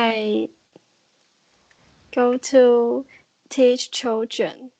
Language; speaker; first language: English; non-native, learner; Chinese